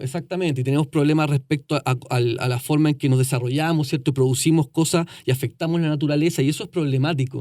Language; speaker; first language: Spanish; native; Spanish